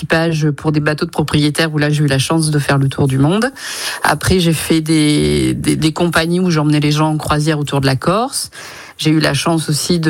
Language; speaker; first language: French; native; French